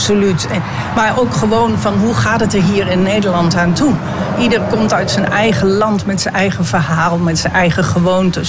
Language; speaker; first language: Dutch; native; Dutch